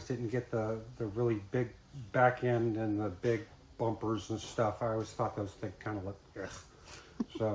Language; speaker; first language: English; native; English